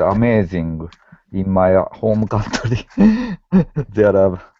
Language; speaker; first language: English; non-native, learner; Japanese